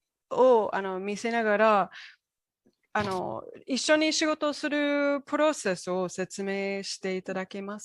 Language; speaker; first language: Japanese; non-native, fluent; English